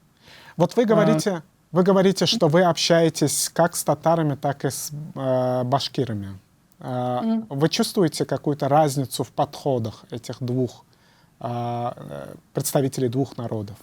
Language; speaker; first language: Russian; native; Russian